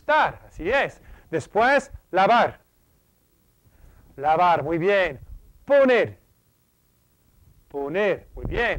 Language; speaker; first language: Spanish; non-native, fluent; English